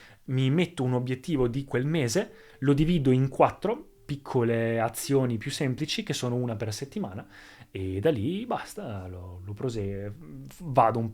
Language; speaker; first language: Italian; native; Italian